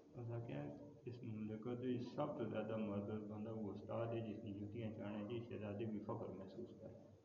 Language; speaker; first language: Urdu; non-native, local second language; Punjabi